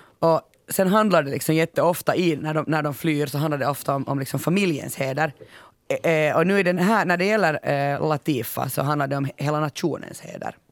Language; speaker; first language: Swedish; native; Swedish